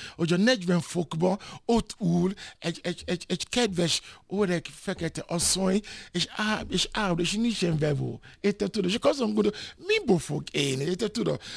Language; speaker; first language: Hungarian; non-native, learner; Yoruba